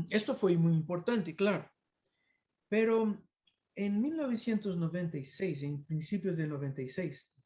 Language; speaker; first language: Spanish; non-native, fluent; Portuguese